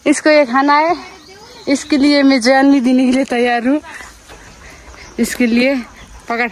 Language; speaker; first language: Nepali; native; Nepali